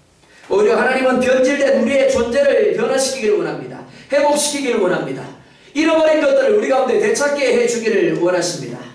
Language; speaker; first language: Korean; native; Korean